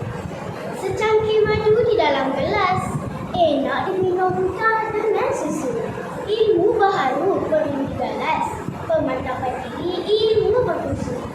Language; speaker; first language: Malay; native; Malay